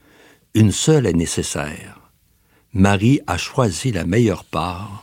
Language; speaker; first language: French; native; French